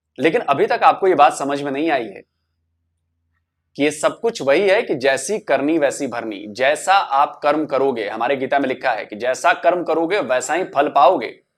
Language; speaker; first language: Hindi; native; Hindi